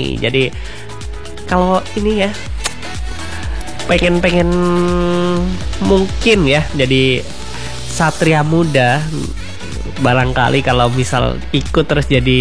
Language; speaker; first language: Indonesian; native; Indonesian